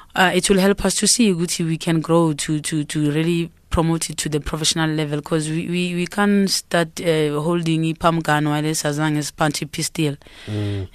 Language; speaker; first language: English; non-native, local second language; Zulu